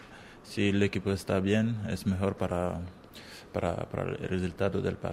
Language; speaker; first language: Spanish; non-native, learner; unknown